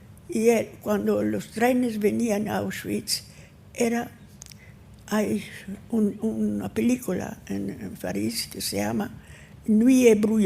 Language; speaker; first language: Spanish; early bilingual, heritage; Ladino